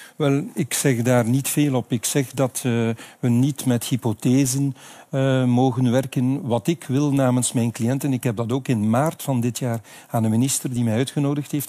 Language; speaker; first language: Dutch; native; Dutch